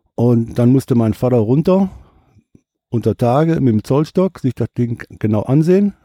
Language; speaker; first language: German; native; German